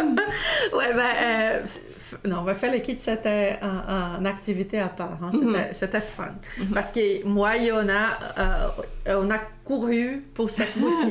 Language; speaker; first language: French; non-native, fluent; Portuguese